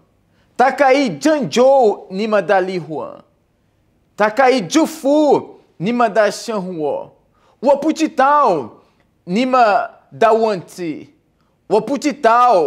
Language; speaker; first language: Chinese; non-native, learner; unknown